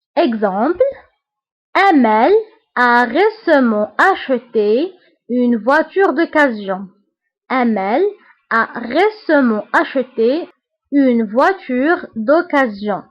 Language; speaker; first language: French; non-native, local second language; Arabic